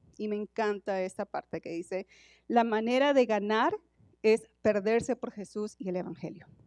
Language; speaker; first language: Spanish; native; Spanish